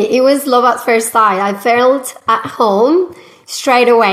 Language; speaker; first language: English; non-native, fluent; Spanish